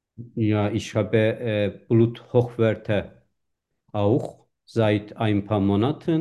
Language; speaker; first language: German; non-native, fluent; Turkish